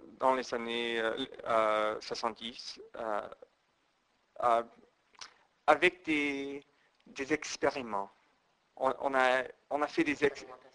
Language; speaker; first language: French; non-native, fluent; English